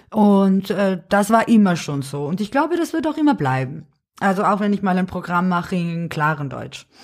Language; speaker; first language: German; early bilingual, other home language; Serbian